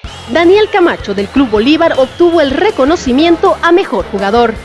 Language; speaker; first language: Spanish; native; Spanish